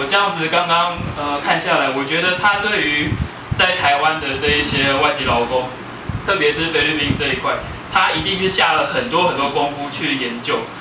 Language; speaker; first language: Chinese; native; Chinese